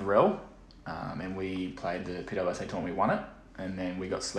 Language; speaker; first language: English; native; English